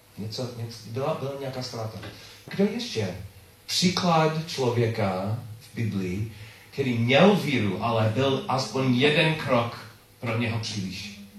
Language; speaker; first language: Czech; non-native, learner; English